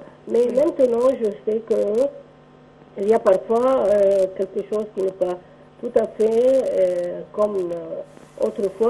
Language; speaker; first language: French; non-native, local second language; Arabic